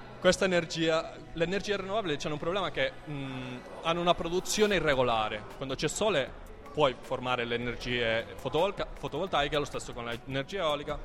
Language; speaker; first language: Italian; non-native, fluent; Spanish